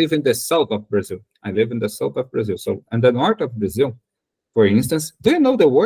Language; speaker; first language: English; non-native, learner; Portuguese